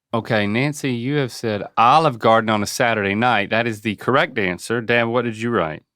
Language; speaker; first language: English; native; English